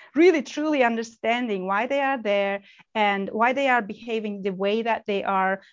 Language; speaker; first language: English; non-native, fluent; Turkish